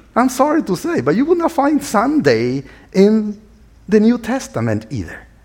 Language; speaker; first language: English; non-native, fluent; Spanish